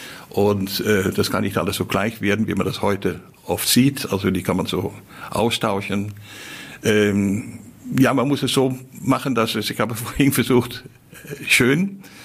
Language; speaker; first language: German; non-native, fluent; Dutch